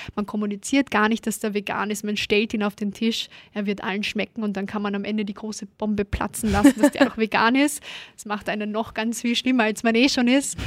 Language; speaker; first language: German; native; German